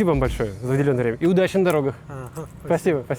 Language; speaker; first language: Russian; native; Russian